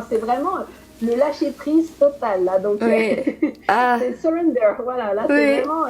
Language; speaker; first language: French; native; French